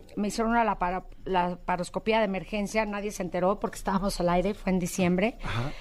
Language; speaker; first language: Spanish; native; Spanish